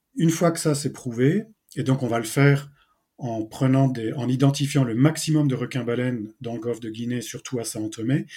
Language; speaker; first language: French; native; French